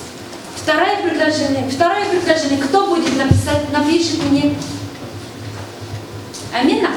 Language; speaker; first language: Russian; non-native, fluent; Mongolian